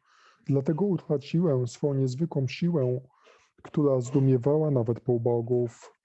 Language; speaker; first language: Polish; native; Polish